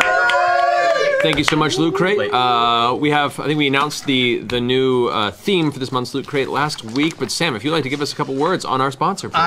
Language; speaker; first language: English; native; English